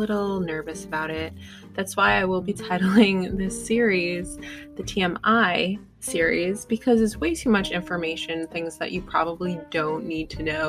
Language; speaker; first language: English; native; English